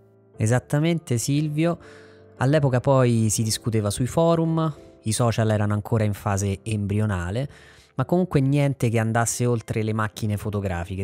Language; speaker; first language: Italian; native; Italian